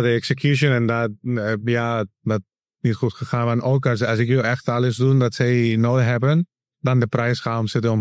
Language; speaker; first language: Dutch; non-native, learner; Spanish